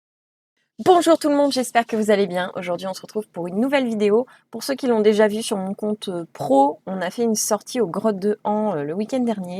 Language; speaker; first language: French; native; French